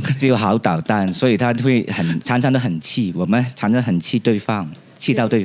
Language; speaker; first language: Chinese; non-native, local second language; Cantonese